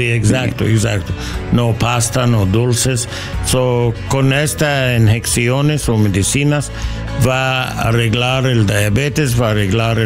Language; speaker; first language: Spanish; non-native, learner; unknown